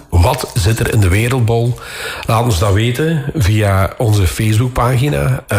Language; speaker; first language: Dutch; native; Dutch